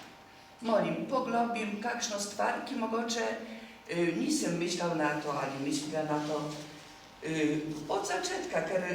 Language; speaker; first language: Slovenian; non-native, learner; Polish